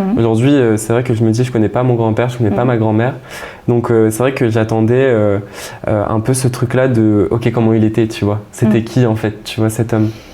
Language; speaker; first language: French; native; French